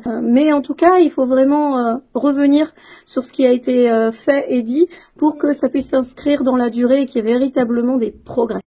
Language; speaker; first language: French; native; French